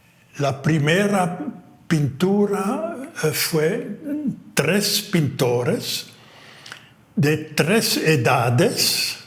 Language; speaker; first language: Spanish; non-native, fluent; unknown